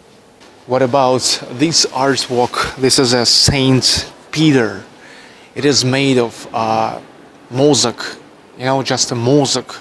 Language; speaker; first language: English; non-native, fluent; Russian